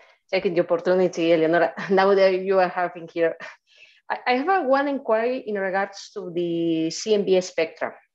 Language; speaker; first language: English; non-native, fluent; Spanish